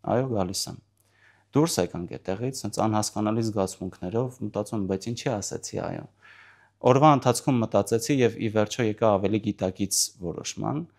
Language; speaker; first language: Armenian; early bilingual, heritage; Armenian